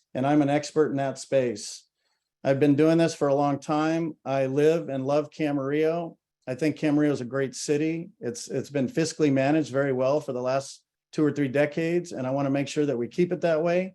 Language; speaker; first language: English; native; English